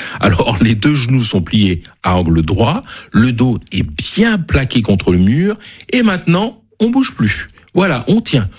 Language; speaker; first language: French; native; French